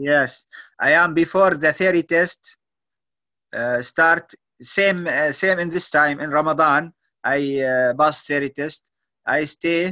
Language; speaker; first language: English; non-native, learner; Arabic